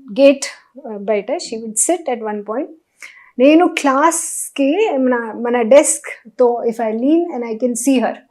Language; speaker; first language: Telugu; non-native, local second language; Hindi